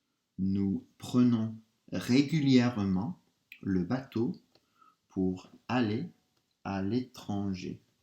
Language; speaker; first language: French; non-native, fluent; English